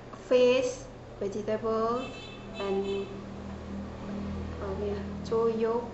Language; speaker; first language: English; non-native, learner; Indonesian